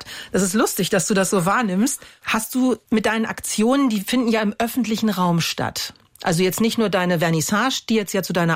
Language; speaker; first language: German; native; German